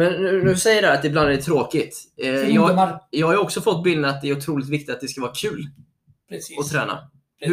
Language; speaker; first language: Swedish; native; Swedish